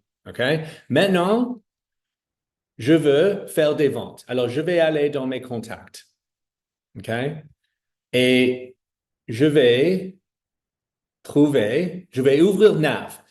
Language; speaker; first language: French; non-native, fluent; English